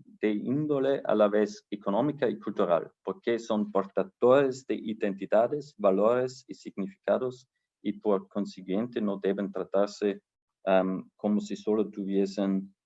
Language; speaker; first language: Spanish; non-native, fluent; German